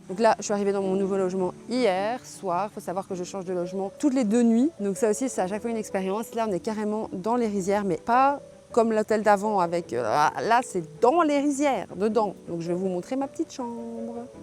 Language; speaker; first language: French; native; French